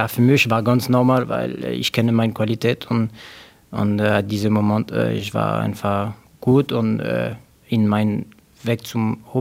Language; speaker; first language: German; non-native, learner; French